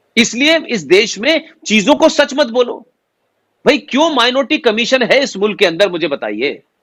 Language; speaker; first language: Hindi; native; Hindi